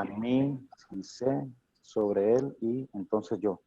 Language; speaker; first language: Spanish; native; Spanish